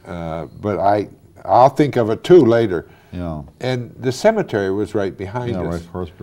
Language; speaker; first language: English; native; English